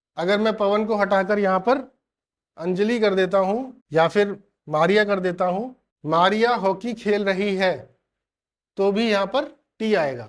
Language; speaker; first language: Hindi; native; Hindi